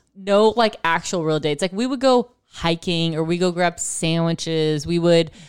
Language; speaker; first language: English; native; English